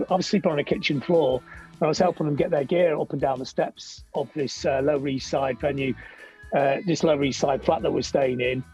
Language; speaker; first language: English; native; English